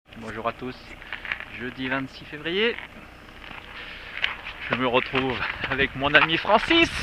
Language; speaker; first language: French; native; French